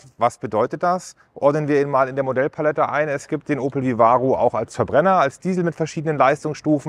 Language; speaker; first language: German; native; German